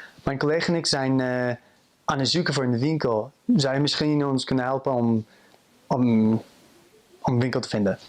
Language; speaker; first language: Dutch; non-native, fluent; English